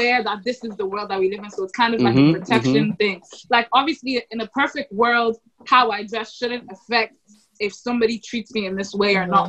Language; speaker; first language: English; native; English